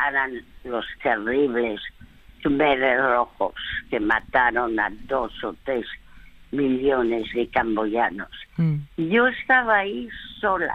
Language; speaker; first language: Spanish; early bilingual, other home language; French